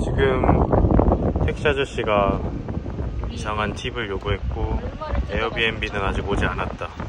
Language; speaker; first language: Korean; early bilingual, heritage; Korean